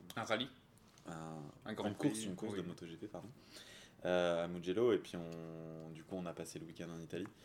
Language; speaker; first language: French; native; French